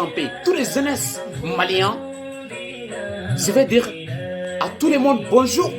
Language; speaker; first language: French; non-native, local second language; Bambara